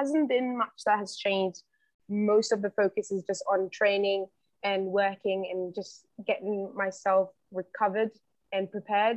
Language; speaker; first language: English; native; English